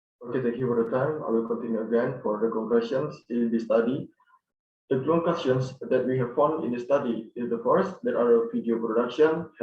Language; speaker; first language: English; non-native, learner; Indonesian